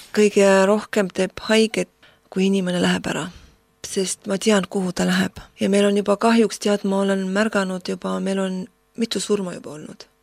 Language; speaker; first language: Estonian; non-native, local second language; Russian